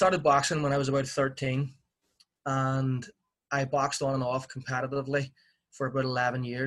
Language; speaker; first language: English; native; English